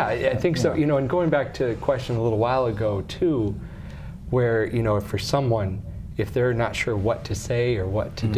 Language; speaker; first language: English; native; English